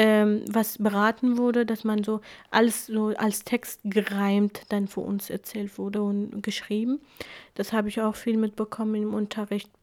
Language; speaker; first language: German; early bilingual, other home language; Kurdish